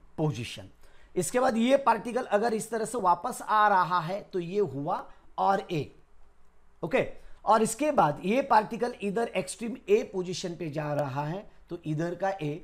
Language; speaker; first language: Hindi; non-native, local second language; Marathi